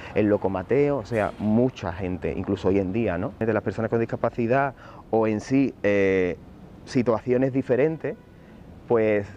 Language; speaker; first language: Spanish; native; Spanish